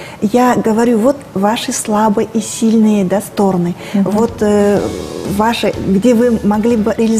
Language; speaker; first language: Russian; native; Russian